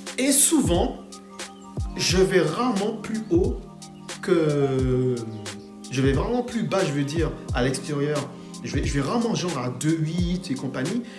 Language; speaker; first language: French; non-native, fluent; English